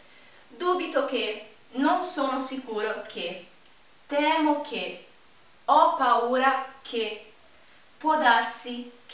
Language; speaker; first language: Italian; non-native, fluent; Portuguese